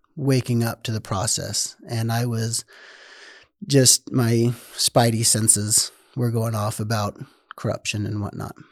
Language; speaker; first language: English; native; English